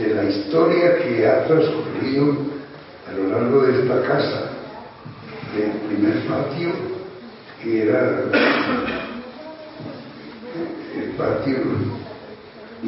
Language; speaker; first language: Spanish; native; Spanish